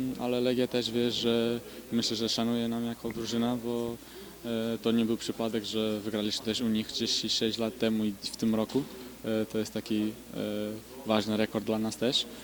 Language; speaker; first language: Polish; non-native, fluent; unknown